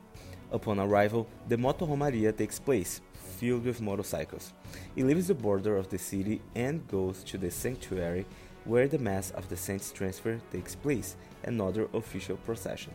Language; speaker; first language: English; non-native, fluent; Portuguese